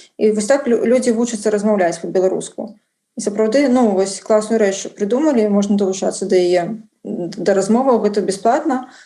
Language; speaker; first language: Belarusian; non-native, local second language; Russian